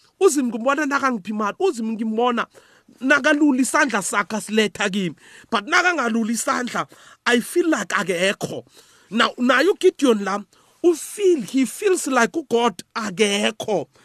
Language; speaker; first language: Zulu; non-native, local second language; South Ndebele